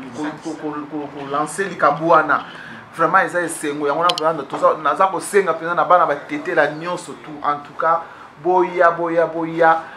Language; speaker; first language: Lingala; non-native, local second language; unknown